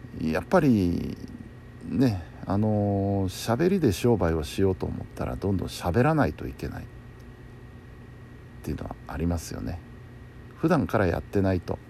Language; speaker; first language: Japanese; native; Japanese